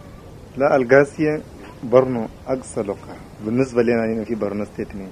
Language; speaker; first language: Arabic; native; Arabic